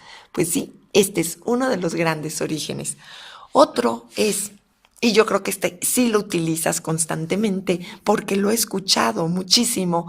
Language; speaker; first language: Spanish; native; Spanish